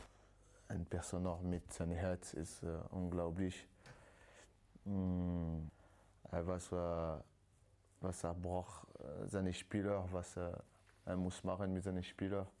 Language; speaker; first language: German; non-native, learner; French